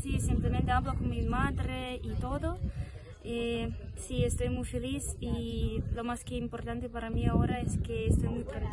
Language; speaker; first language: Spanish; non-native, learner; Ukrainian